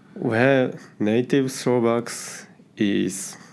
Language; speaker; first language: English; non-native, learner; Japanese